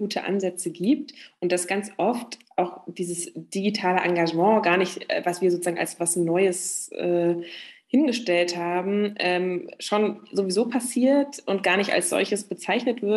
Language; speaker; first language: German; native; German